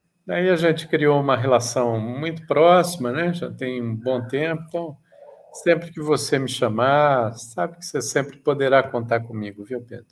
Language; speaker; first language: Portuguese; native; Portuguese